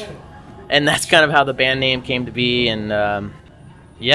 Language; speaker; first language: English; native; English